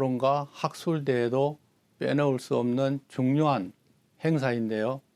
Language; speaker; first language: Korean; native; Korean